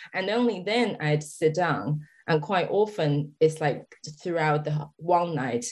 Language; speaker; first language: English; non-native, fluent; Chinese